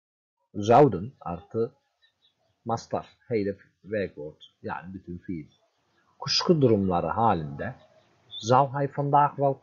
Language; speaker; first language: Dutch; non-native, fluent; Turkish